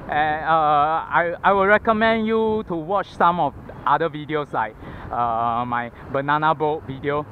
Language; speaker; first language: English; non-native, local second language; Chinese